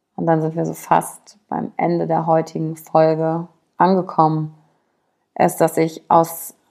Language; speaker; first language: German; native; German